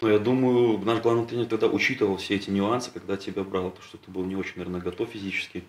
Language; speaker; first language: Russian; native; Russian